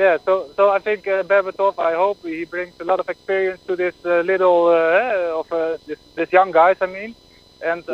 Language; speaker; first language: English; non-native, fluent; Dutch